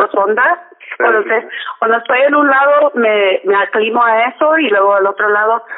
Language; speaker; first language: Spanish; early bilingual, heritage; Spanish